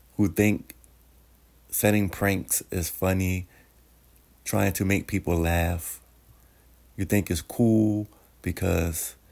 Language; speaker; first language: English; native; English